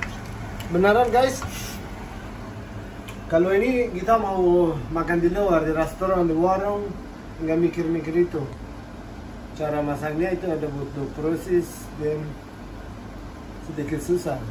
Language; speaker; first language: Indonesian; non-native, learner; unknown